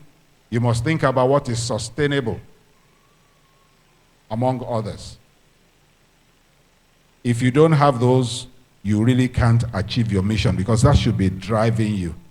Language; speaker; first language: English; non-native, local second language; Yoruba